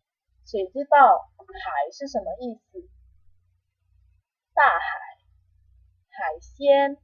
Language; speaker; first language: Chinese; non-native, fluent; Indonesian